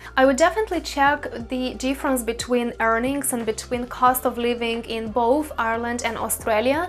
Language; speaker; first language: English; non-native, fluent; Russian